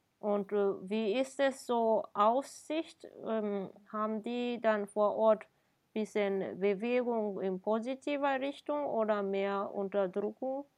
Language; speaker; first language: German; native; German